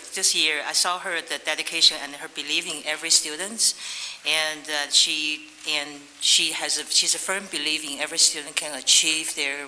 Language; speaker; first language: English; non-native, fluent; Chinese